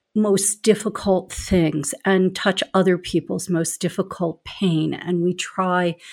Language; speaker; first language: English; native; English